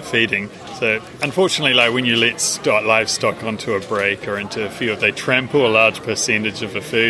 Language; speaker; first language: English; native; English